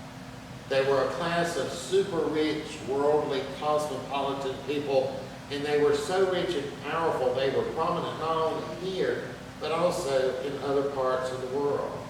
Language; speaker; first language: English; native; English